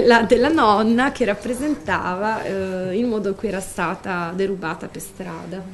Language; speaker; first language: Italian; native; Italian